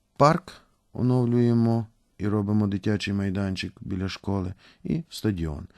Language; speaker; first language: Ukrainian; native; Ukrainian